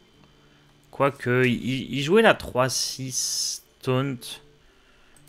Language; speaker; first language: French; native; French